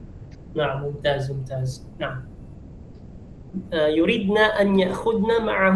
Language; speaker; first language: Arabic; non-native, fluent; Filipino